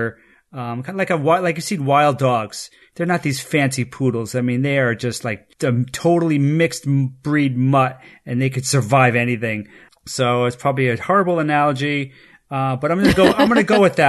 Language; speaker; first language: English; native; English